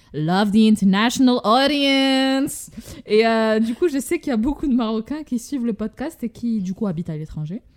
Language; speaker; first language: French; non-native, local second language; Arabic